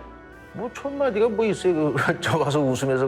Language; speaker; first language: Korean; native; Korean